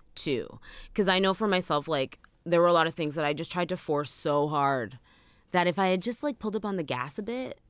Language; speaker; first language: English; native; English